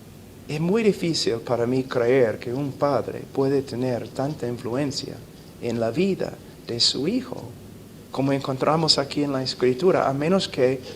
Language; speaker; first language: Spanish; non-native, fluent; English